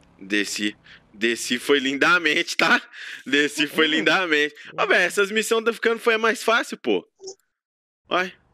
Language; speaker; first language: Portuguese; native; Portuguese